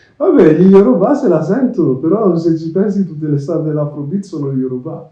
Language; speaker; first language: Italian; early bilingual, other home language; Yoruba